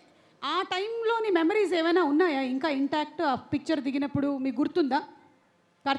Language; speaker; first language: Telugu; native; Telugu